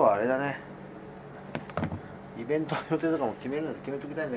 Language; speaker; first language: Japanese; native; Japanese